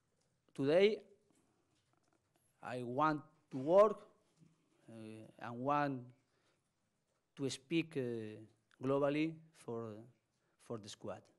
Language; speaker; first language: English; non-native, learner; Spanish